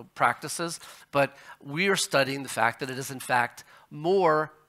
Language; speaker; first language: English; native; English